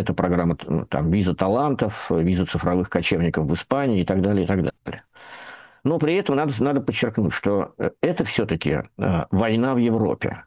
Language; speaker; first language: Russian; native; Russian